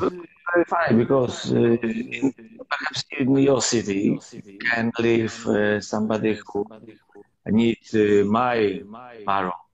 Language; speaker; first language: English; non-native, learner; Polish